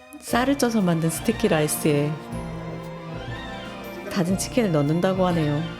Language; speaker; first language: Korean; native; Korean